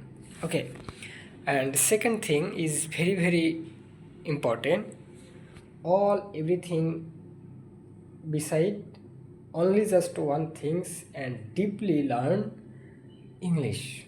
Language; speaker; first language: English; non-native, learner; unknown